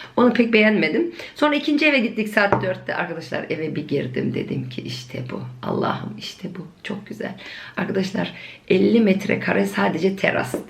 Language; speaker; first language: Turkish; early bilingual, heritage; Turkish